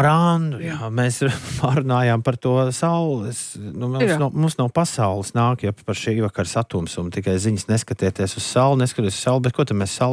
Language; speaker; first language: Latvian; native; Latvian